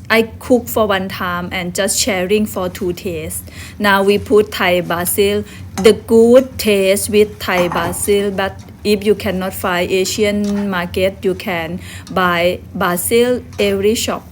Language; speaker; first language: English; non-native, learner; Thai